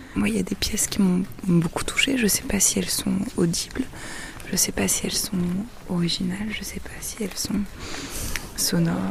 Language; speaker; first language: French; native; French